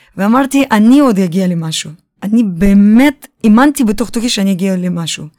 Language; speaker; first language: Hebrew; early bilingual, other home language; Russian